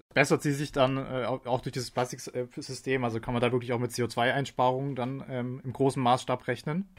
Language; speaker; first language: German; native; German